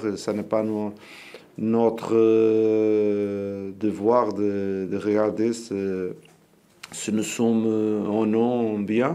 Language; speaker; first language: French; non-native, learner; Portuguese